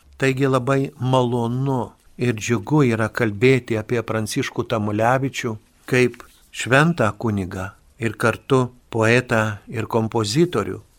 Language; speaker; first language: Lithuanian; native; Lithuanian